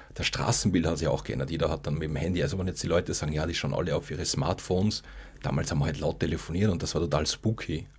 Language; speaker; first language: German; native; German